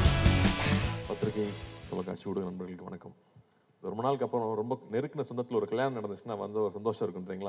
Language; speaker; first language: Tamil; native; Tamil